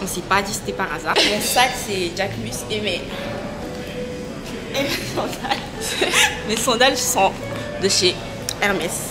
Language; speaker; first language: French; native; French